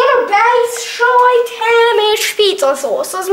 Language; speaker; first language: Hungarian; early bilingual, heritage; Hungarian